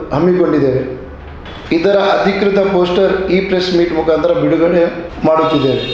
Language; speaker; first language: Kannada; non-native, local second language; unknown